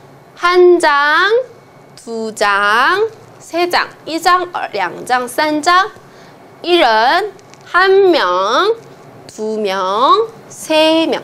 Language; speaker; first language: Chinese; non-native, fluent; Korean